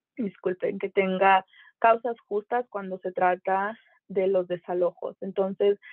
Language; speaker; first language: Spanish; native; Spanish